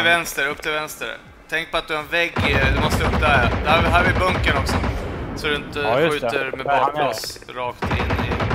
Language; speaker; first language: Swedish; native; Swedish